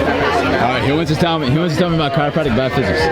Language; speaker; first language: English; native; English